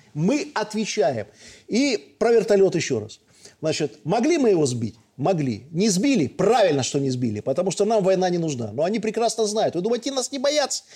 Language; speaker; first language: Russian; native; Russian